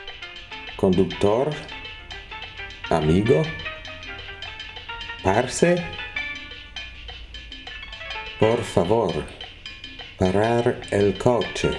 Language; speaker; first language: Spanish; non-native, learner; English